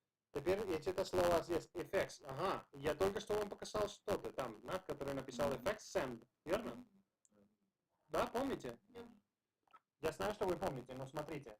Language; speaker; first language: Russian; non-native, learner; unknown